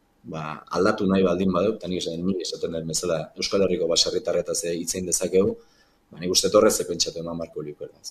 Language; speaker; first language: Basque; native; Basque